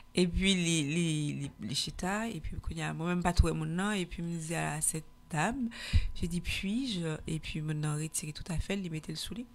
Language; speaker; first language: French; native; French